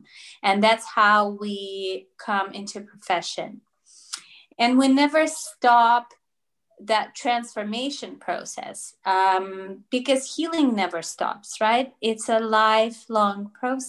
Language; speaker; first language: English; non-native, fluent; Russian